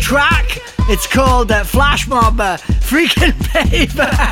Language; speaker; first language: English; non-native, fluent; Italian